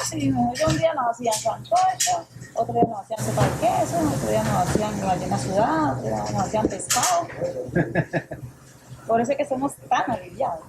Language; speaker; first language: Spanish; native; Spanish